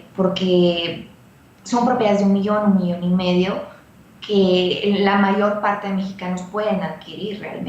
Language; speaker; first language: Spanish; native; Spanish